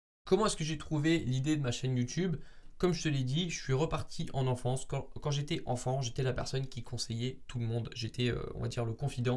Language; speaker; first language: French; native; French